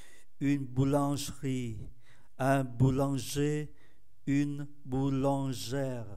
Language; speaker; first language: French; non-native, fluent; Vietnamese